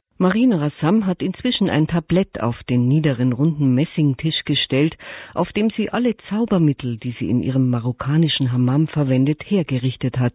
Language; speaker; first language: German; native; German